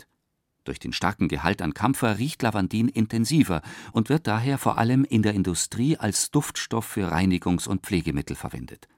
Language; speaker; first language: German; native; German